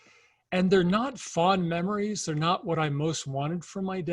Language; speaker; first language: English; native; English